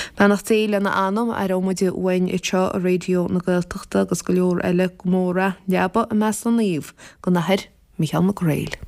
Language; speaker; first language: Irish; native; Irish